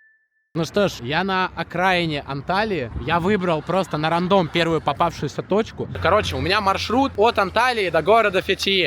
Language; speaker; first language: Russian; native; Russian